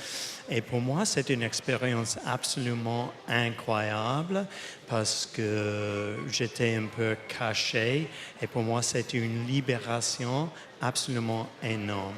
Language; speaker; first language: French; non-native, fluent; English